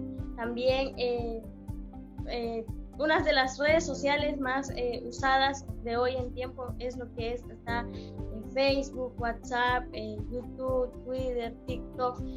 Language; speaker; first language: Spanish; non-native, local second language; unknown